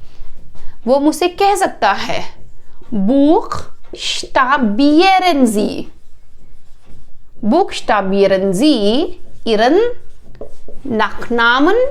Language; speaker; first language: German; non-native, fluent; Hindi